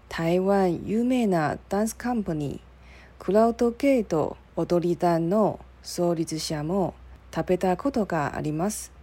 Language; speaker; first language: Japanese; non-native, learner; Chinese